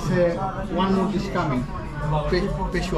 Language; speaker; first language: English; non-native, learner; Sylheti